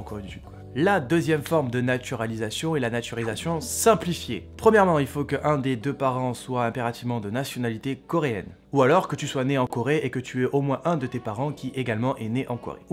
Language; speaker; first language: French; native; French